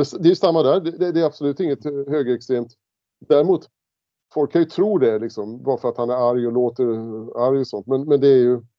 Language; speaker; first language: Swedish; native; Swedish